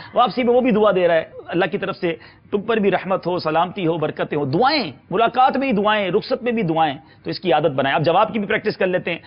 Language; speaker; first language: Urdu; native; Urdu